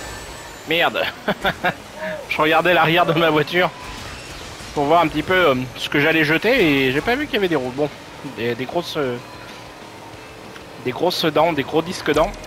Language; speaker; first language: French; native; French